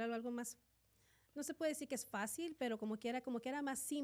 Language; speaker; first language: Spanish; native; Spanish